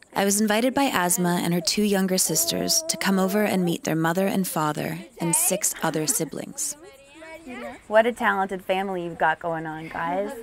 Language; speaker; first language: English; native; English